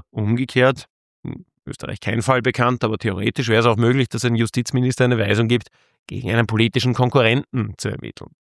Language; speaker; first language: German; native; German